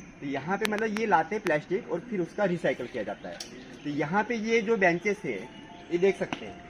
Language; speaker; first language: Hindi; non-native, local second language; Marathi